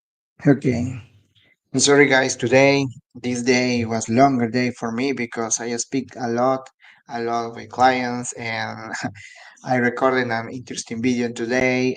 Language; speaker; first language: English; non-native, learner; Spanish